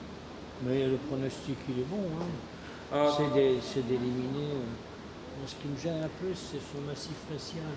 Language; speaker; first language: French; native; French